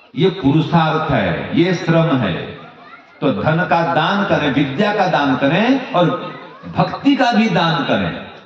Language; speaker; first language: Hindi; non-native, local second language; Odia